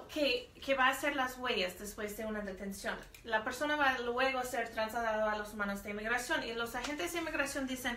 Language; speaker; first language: Spanish; non-native, fluent; English